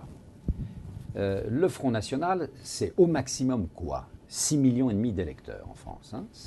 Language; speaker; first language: French; native; French